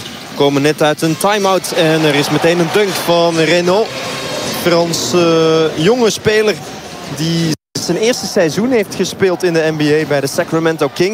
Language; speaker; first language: Dutch; native; Dutch